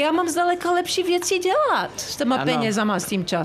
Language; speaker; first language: Czech; early bilingual, heritage; Czech